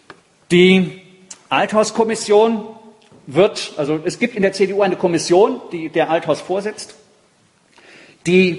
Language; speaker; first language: German; native; German